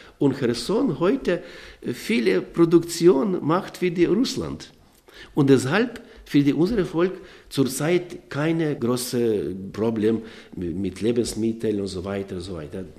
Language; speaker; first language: German; non-native, learner; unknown